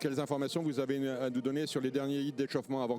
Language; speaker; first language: French; native; French